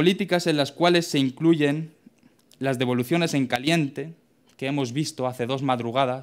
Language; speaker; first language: Spanish; native; Spanish